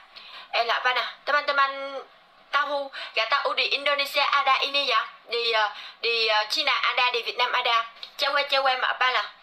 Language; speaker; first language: Indonesian; non-native, learner; Vietnamese